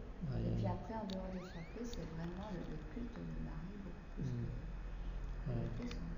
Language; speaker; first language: French; native; French